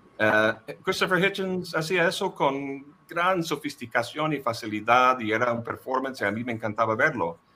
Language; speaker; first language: Spanish; non-native, fluent; English